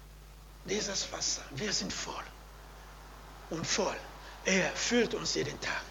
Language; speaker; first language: German; non-native, learner; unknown